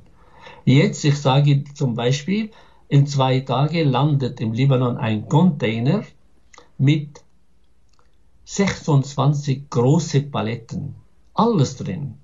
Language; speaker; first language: German; non-native, fluent; Arabic